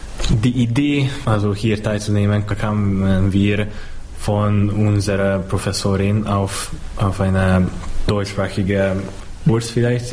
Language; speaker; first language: German; non-native, fluent; Hungarian